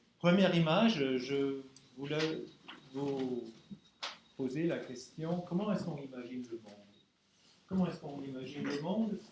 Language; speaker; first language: French; non-native, fluent; German